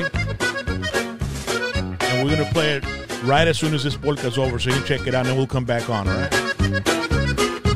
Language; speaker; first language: English; early bilingual, other home language; Spanish